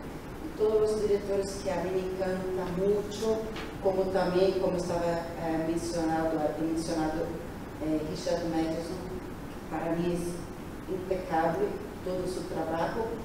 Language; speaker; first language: Spanish; non-native, learner; Portuguese